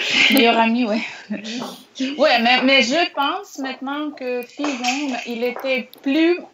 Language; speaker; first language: French; non-native, learner; Russian